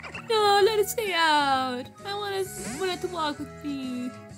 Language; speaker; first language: English; native; English